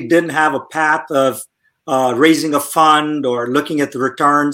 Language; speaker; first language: English; non-native, local second language; Tamil